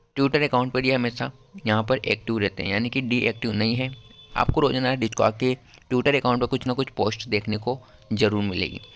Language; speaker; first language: Hindi; native; Hindi